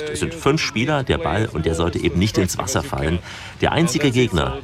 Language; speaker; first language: German; native; German